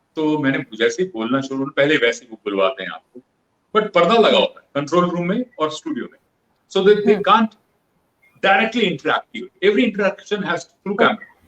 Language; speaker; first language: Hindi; non-native, local second language; Punjabi